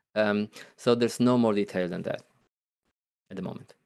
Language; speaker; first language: English; non-native, fluent; Italian